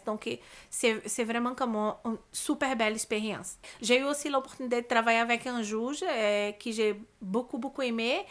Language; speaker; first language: French; non-native, learner; Portuguese